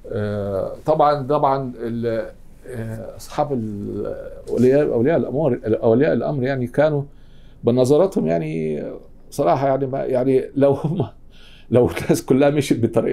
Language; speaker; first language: Arabic; native; Arabic